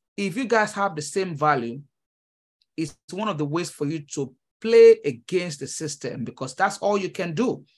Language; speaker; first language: English; non-native, local second language; Yoruba